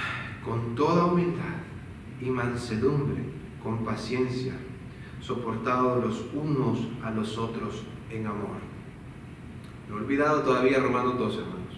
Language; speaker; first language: Spanish; native; Spanish